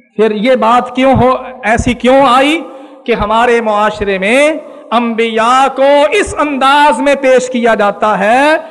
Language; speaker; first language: Urdu; non-native, local second language; Punjabi